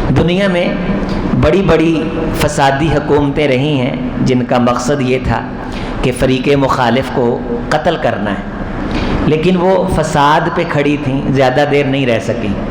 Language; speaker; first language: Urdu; non-native, local second language; Punjabi